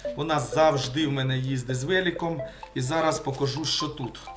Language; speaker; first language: Ukrainian; native; Ukrainian